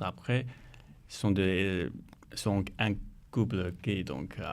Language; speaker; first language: French; non-native, learner; Chinese